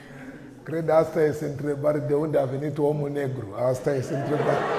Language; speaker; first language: Romanian; non-native, learner; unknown